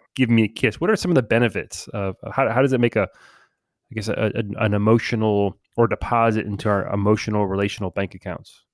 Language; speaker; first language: English; early bilingual, other home language; Spanish